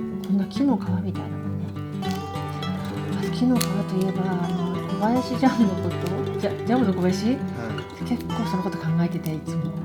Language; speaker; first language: Japanese; native; Japanese